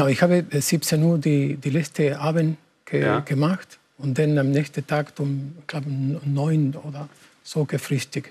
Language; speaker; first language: German; non-native, learner; Spanish